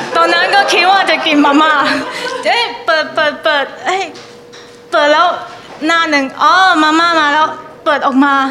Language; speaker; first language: Thai; non-native, fluent; Chinese